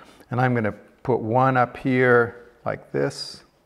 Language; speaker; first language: English; native; English